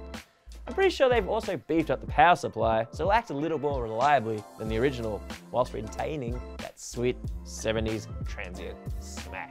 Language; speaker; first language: English; native; English